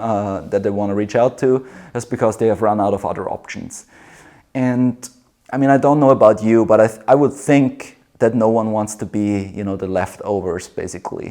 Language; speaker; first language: English; non-native, fluent; German